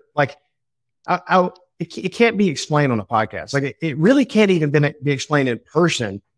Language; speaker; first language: English; native; English